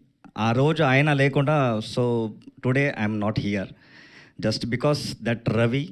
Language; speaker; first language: Telugu; non-native, learner; Kannada